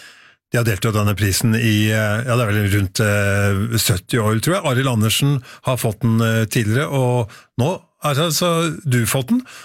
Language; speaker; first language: Norwegian; native; Norwegian